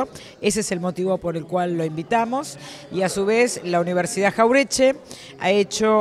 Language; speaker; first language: Spanish; native; Spanish